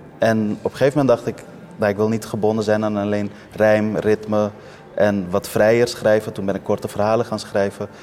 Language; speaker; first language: Dutch; early bilingual, other home language; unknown